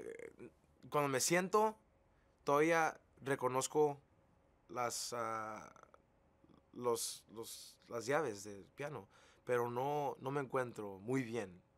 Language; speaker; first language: Spanish; early bilingual, heritage; English